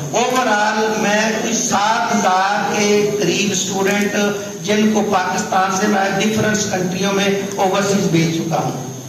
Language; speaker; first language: Urdu; non-native, local second language; Punjabi